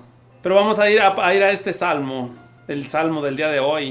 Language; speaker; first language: Spanish; native; Spanish